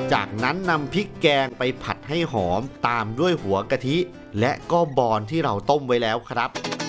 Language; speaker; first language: Thai; native; Thai